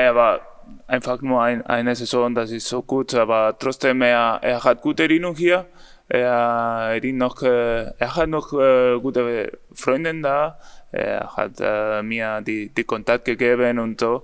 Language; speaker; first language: German; non-native, learner; Spanish